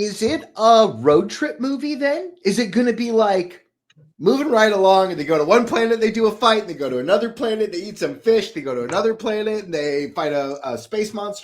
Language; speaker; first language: English; native; English